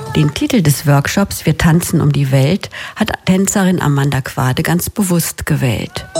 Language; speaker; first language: German; native; German